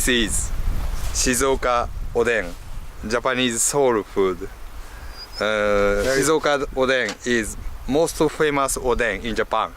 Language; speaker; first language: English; non-native, learner; Japanese